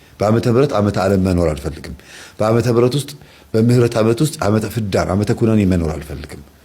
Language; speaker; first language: Amharic; native; Amharic